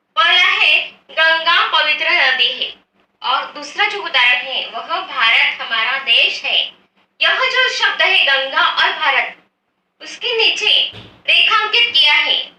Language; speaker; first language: Hindi; non-native, local second language; Marathi